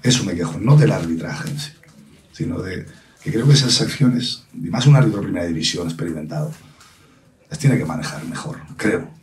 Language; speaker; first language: Spanish; non-native, local second language; Catalan